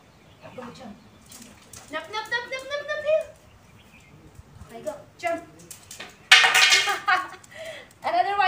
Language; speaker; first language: English; non-native, local second language; Filipino